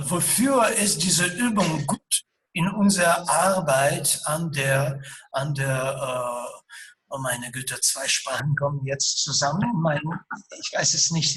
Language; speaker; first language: German; non-native, fluent; Russian